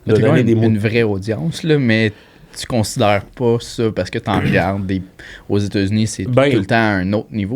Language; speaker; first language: French; native; French